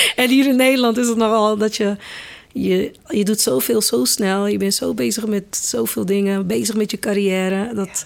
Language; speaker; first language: Dutch; non-native, fluent; Kabuverdianu